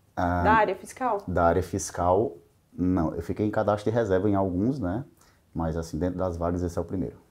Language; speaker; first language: Portuguese; native; Portuguese